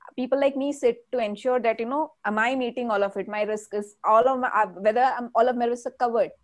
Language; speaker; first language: English; non-native, local second language; Malayalam